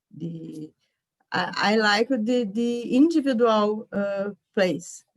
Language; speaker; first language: English; non-native, learner; Portuguese